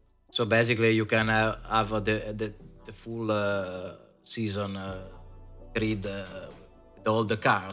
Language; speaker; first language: English; non-native, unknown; Italian